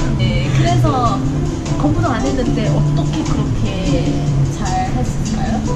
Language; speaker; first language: Korean; non-native, fluent; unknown